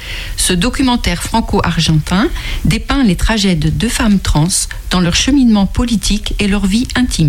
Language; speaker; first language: French; native; French